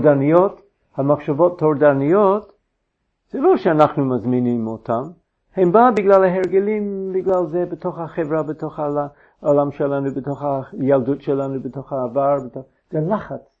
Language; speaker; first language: Hebrew; non-native, fluent; English